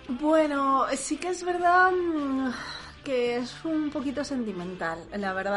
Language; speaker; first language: Spanish; native; Spanish